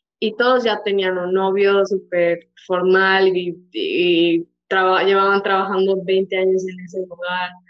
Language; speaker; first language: Spanish; native; Spanish